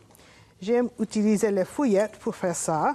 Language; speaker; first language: French; non-native, learner; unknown